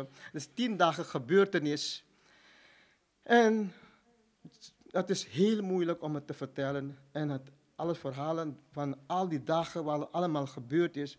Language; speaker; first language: Dutch; non-native, fluent; Urdu